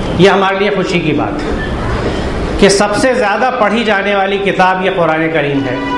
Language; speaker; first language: Urdu; native; Urdu